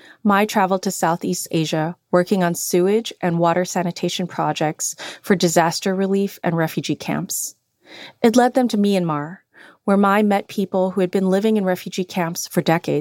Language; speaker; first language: English; native; English